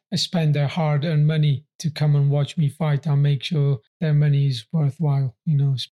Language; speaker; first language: English; early bilingual, other home language; Persian